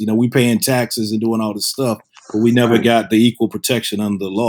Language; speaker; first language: English; native; English